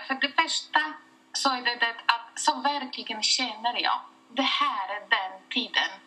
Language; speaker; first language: Swedish; non-native, fluent; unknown